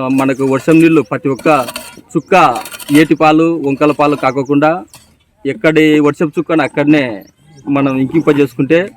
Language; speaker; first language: Telugu; native; Telugu